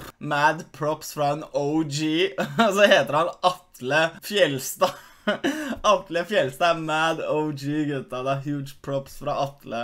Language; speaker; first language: Norwegian; early bilingual, other home language; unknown